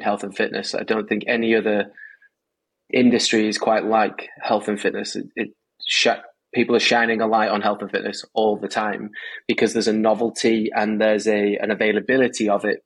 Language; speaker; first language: English; native; English